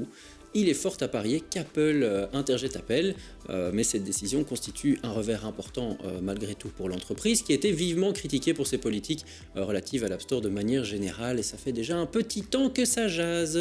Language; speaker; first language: French; native; French